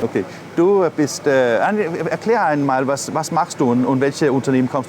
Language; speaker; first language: German; non-native, learner; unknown